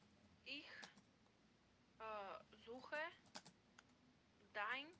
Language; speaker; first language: German; non-native, learner; Macedonian